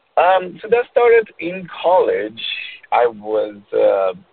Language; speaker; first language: English; non-native, fluent; Romanian